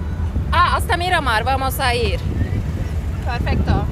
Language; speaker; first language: Spanish; non-native, learner; Turkish